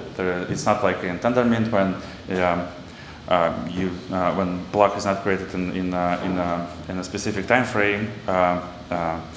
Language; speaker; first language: English; non-native, fluent; Russian